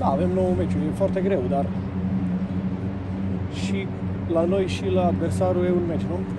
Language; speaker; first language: Romanian; non-native, learner; Macedonian